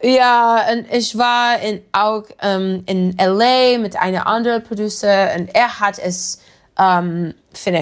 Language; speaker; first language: German; non-native, learner; English